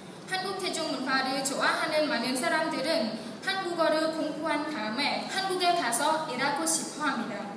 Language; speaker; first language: Korean; non-native, learner; Khmer